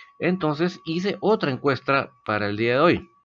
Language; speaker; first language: Spanish; native; Spanish